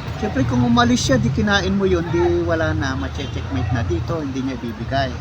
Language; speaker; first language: Filipino; non-native, local second language; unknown